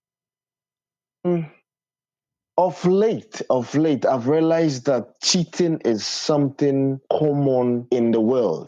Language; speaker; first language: English; non-native, local second language; Ewe